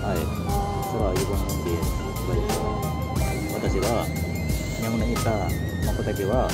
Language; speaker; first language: Japanese; non-native, fluent; Indonesian